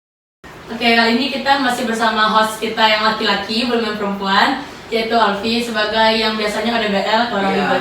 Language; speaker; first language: Indonesian; non-native, local second language; Minangkabau